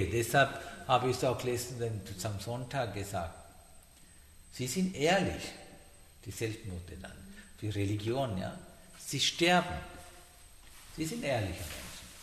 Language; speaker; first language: German; non-native, learner; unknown